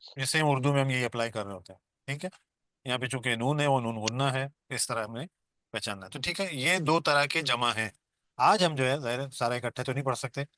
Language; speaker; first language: Urdu; non-native, local second language; Baluchi